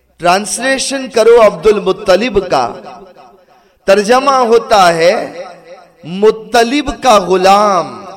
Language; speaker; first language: Urdu; early bilingual, heritage; Urdu